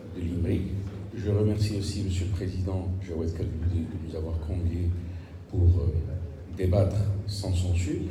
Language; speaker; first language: French; non-native, local second language; Arabic